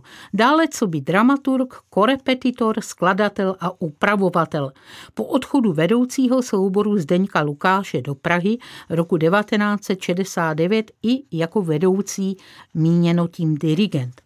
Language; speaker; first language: Czech; native; Czech